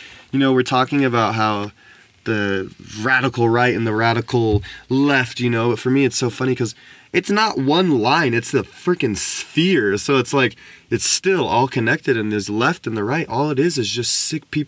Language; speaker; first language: English; native; English